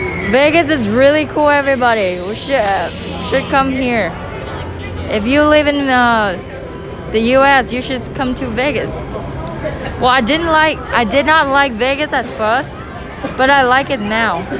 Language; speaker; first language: English; non-native, fluent; Vietnamese